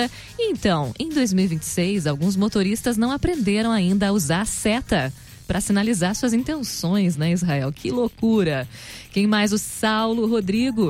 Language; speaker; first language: Portuguese; native; Portuguese